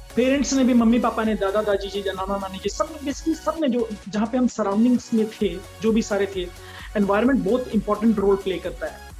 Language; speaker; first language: Hindi; native; Hindi